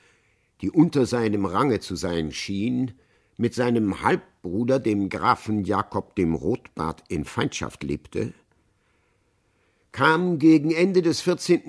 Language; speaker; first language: German; native; German